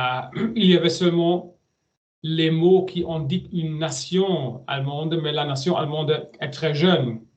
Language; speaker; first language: French; non-native, learner; German